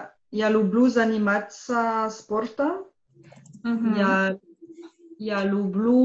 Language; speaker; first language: Russian; non-native, learner; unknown